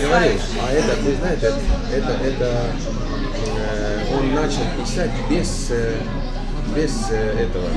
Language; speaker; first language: Russian; non-native, fluent; Estonian